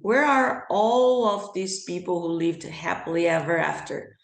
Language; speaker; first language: English; non-native, fluent; Portuguese